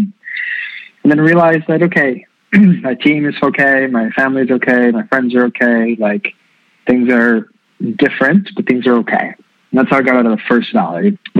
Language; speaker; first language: English; native; English